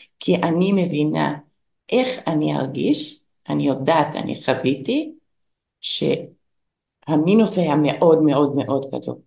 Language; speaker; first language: Hebrew; non-native, fluent; English